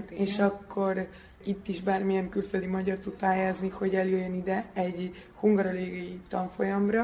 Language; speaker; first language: Hungarian; early bilingual, heritage; Hungarian